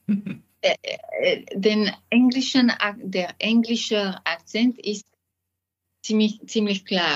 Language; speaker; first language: German; non-native, learner; French